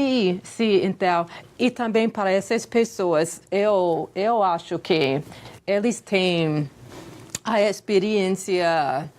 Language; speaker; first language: Portuguese; non-native, fluent; English